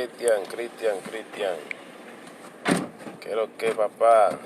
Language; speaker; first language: Spanish; non-native, learner; Haitian Creole